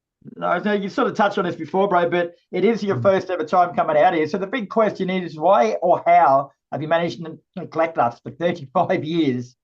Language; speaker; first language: English; native; English